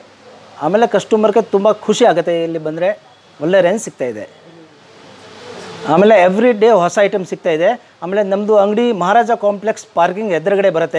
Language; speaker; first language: Kannada; non-native, local second language; Hindi